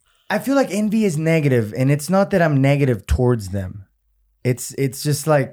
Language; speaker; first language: English; early bilingual, other home language; Spanish